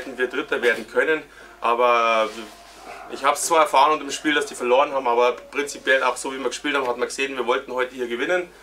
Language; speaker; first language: German; native; German